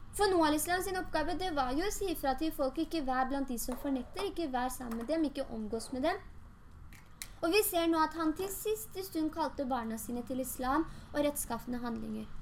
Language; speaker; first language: Norwegian; early bilingual, other home language; Urdu